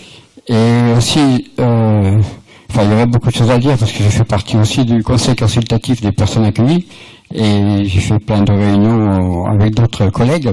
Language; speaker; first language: French; native; French